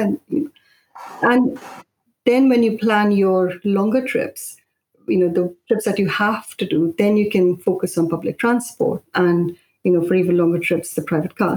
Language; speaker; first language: English; non-native, local second language; Malayalam